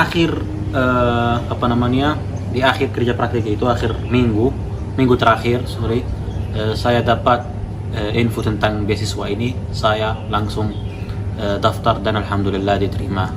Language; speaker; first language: Indonesian; non-native, fluent; Arabic